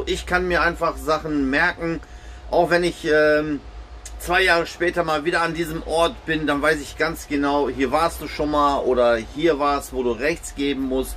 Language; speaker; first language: German; native; German